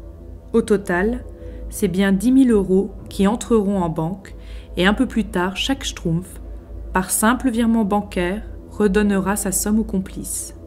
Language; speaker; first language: French; native; French